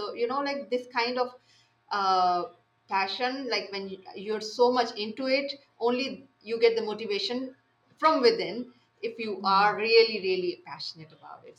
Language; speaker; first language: English; non-native, local second language; Urdu